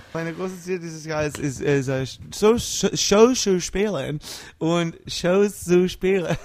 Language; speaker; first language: German; non-native, learner; English